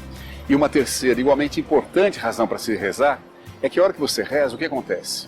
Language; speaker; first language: Portuguese; native; Portuguese